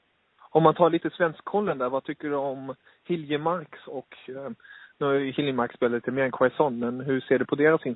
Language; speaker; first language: Swedish; native; Swedish